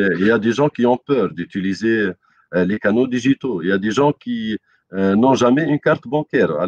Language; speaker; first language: French; non-native, local second language; Arabic